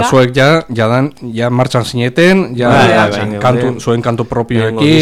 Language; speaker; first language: Basque; native; Basque